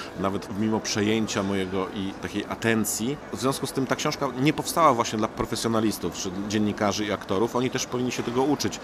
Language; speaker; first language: Polish; native; Polish